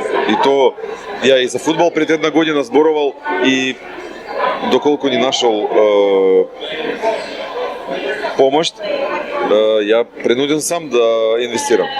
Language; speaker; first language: Macedonian; non-native, fluent; Russian